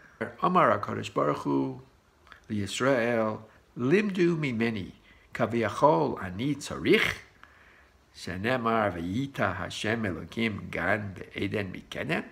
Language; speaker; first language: Hebrew; non-native, fluent; English